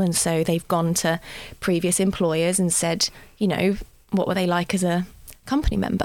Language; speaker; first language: English; native; English